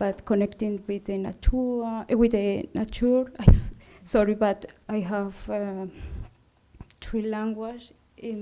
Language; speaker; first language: English; non-native, learner; Spanish